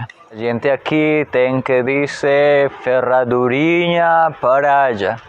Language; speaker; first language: Portuguese; non-native, learner; Spanish